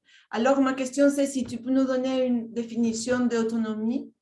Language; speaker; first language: French; non-native, fluent; Spanish